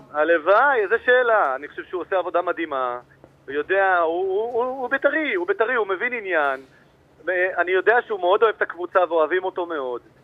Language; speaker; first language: Hebrew; native; Hebrew